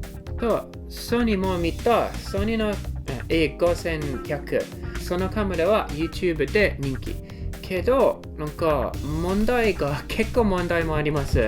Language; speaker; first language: Japanese; non-native, learner; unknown